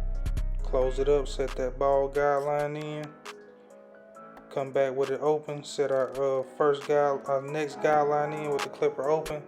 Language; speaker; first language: English; native; English